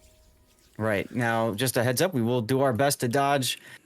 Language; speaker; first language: English; native; English